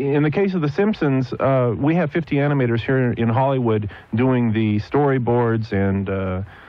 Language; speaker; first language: English; native; English